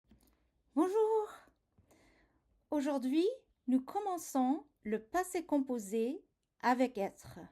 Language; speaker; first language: French; non-native, fluent; English